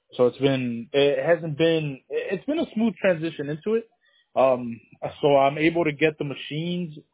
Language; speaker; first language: English; early bilingual, other home language; Spanish